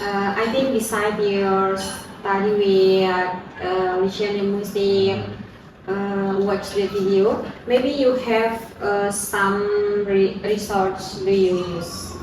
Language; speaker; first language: English; non-native, learner; Indonesian